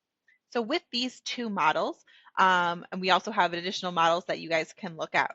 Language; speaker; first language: English; native; English